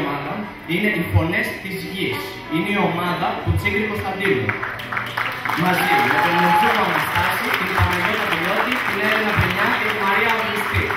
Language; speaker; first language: Greek; native; Greek